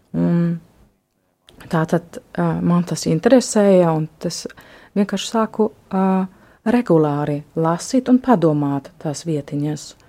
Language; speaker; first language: Latvian; non-native, fluent; German